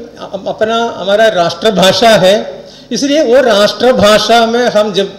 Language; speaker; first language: Hindi; non-native, local second language; Malayalam